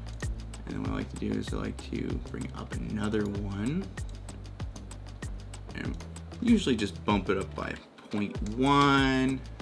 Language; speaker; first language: English; native; English